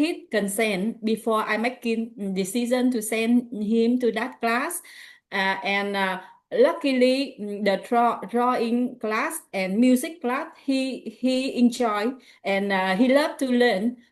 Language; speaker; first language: English; non-native, learner; Vietnamese